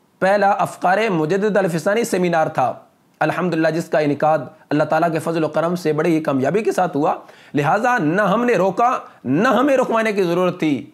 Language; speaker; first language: Urdu; non-native, local second language; Punjabi